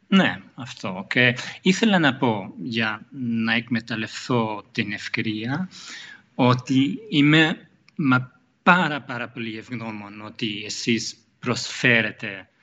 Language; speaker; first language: Greek; non-native, fluent; German